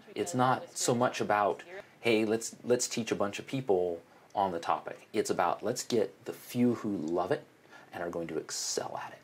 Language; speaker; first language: English; native; English